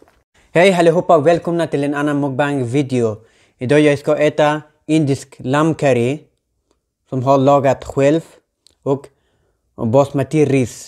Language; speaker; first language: Swedish; non-native, learner; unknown